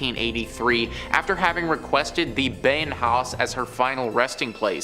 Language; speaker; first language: English; native; English